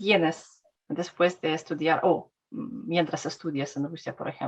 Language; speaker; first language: Spanish; non-native, learner; Russian